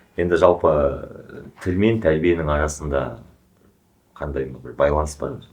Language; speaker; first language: Kazakh; native; Kazakh